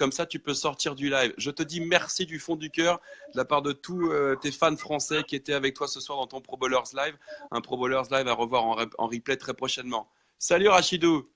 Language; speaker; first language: French; native; French